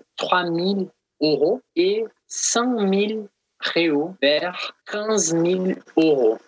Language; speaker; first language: French; non-native, fluent; Portuguese